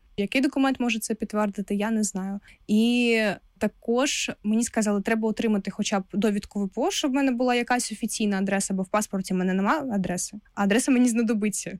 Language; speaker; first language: Ukrainian; non-native, local second language; Russian